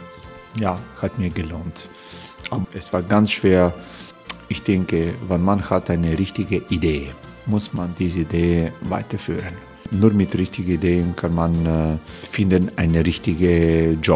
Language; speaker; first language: German; non-native, fluent; Croatian